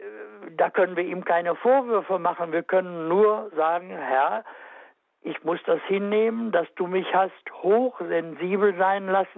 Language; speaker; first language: German; native; German